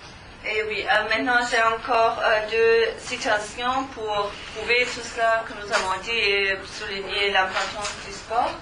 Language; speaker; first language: French; non-native, learner; German